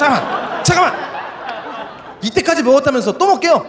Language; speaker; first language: Korean; native; Korean